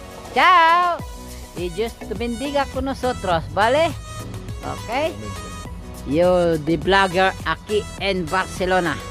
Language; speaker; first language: Spanish; non-native, learner; Filipino